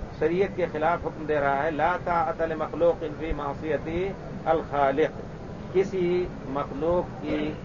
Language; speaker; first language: Urdu; native; Urdu